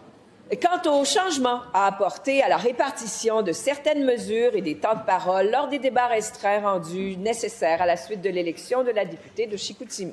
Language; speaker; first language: French; native; French